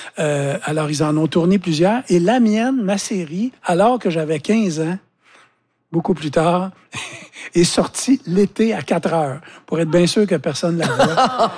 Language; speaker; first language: French; native; French